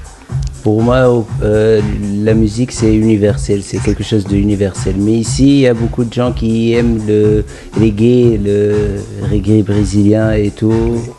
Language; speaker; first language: French; non-native, local second language; Arabic